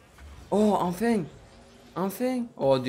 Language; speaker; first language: French; native; French